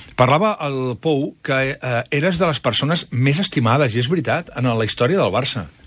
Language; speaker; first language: Catalan; native; Catalan